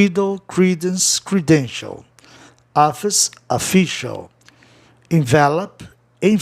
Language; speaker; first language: English; non-native, fluent; Portuguese